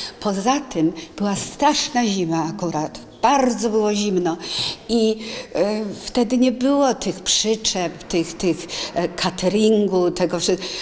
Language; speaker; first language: Polish; early bilingual, heritage; Polish